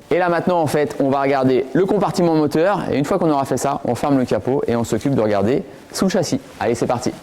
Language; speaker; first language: French; native; French